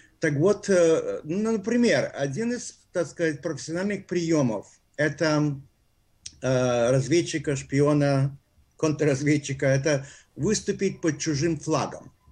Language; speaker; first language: Russian; native; Russian